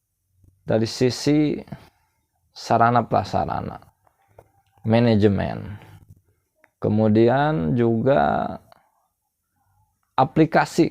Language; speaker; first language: Indonesian; non-native, local second language; Sundanese